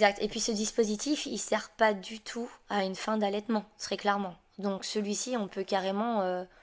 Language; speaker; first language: French; native; French